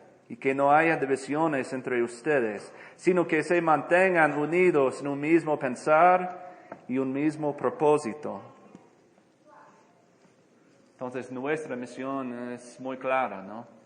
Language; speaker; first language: Spanish; non-native, fluent; English